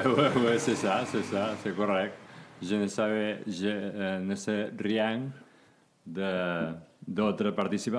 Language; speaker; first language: French; non-native, learner; Spanish